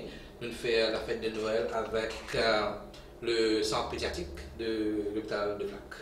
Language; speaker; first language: French; non-native, local second language; Morisyen